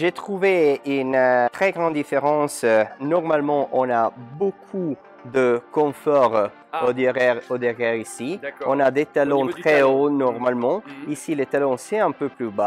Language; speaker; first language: French; non-native, learner; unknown